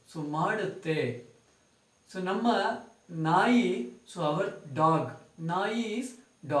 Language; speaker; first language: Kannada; non-native, local second language; Telugu